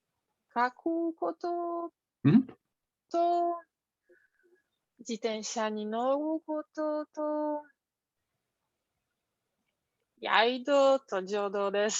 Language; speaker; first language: Japanese; non-native, learner; Polish